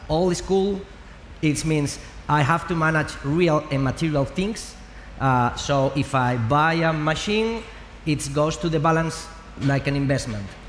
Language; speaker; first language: English; non-native, learner; Spanish